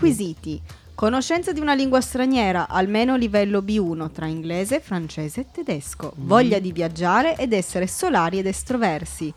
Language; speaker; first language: Italian; native; Italian